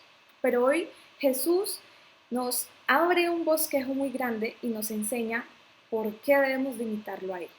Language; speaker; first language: Spanish; native; Spanish